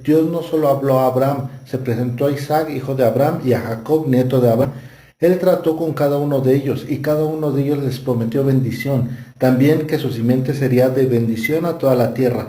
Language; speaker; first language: Spanish; native; Spanish